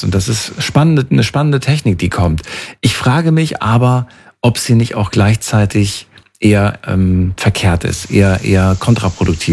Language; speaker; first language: German; native; German